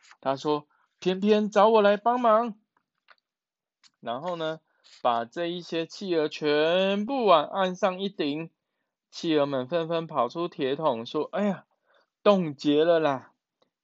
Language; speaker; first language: Chinese; native; Chinese